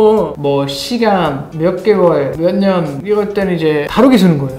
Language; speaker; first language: Korean; non-native, fluent; German